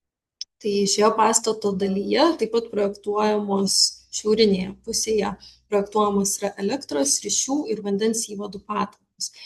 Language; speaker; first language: Lithuanian; native; Lithuanian